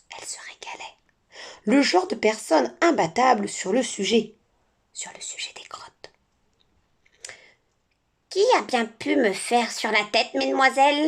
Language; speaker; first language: French; native; French